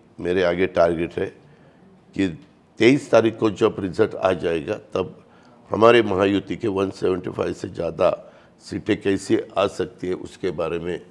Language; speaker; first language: Hindi; non-native, local second language; Marathi